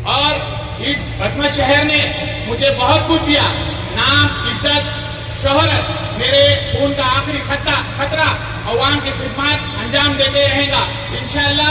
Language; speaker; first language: Urdu; native; Urdu